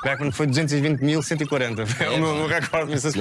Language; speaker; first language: Portuguese; native; Portuguese